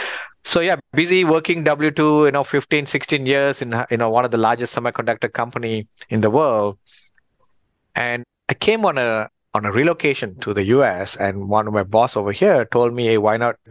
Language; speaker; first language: English; non-native, local second language; Tamil